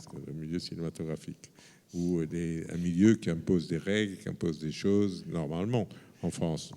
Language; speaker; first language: French; non-native, fluent; Portuguese